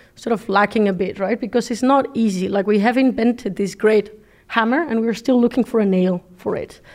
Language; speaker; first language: English; non-native, fluent; Spanish